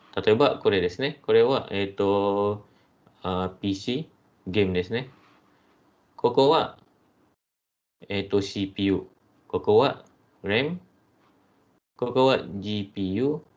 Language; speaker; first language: Japanese; non-native, fluent; Malay